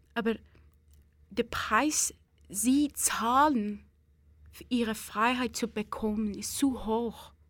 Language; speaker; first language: German; non-native, fluent; Persian